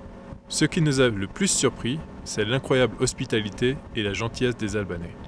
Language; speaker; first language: French; native; French